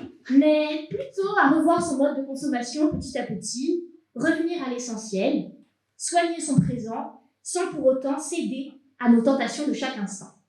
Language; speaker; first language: French; native; French